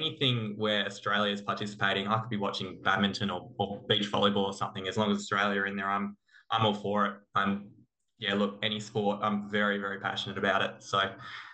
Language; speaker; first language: English; native; English